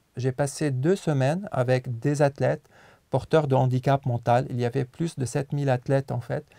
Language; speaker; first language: French; non-native, local second language; Arabic